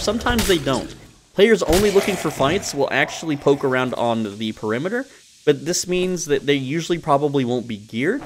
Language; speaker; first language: English; native; English